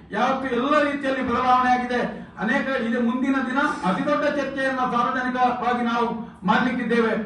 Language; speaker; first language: Kannada; non-native, local second language; Tulu